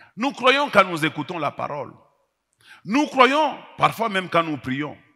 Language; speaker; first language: French; non-native, local second language; Swahili